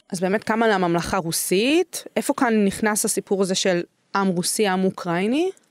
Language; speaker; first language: Hebrew; native; Hebrew